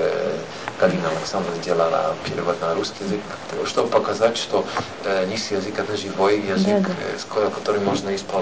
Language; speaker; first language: Russian; non-native, learner; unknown